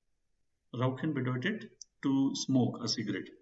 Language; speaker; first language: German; non-native, fluent; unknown